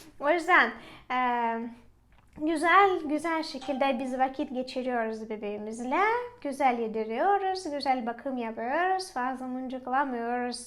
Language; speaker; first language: Turkish; non-native, fluent; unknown